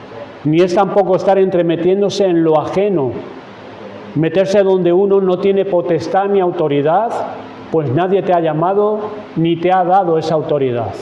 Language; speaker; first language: Spanish; native; Spanish